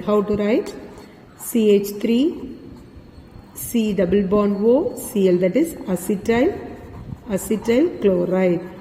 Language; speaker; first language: English; non-native, local second language; Tamil